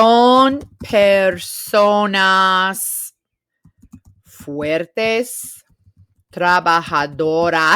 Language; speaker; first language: Spanish; non-native, fluent; English